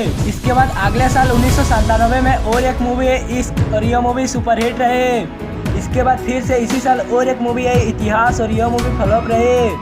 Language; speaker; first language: Hindi; non-native, local second language; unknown